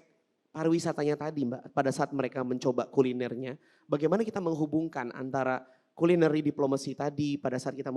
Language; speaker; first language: Indonesian; native; Indonesian